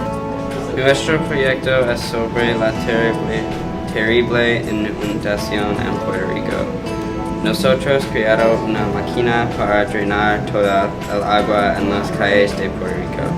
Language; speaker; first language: Spanish; non-native, learner; English